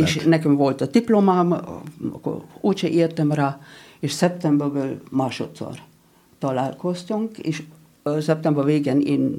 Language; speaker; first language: Hungarian; non-native, learner; German